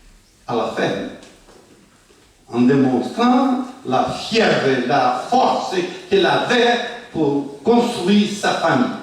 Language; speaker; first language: French; non-native, fluent; Portuguese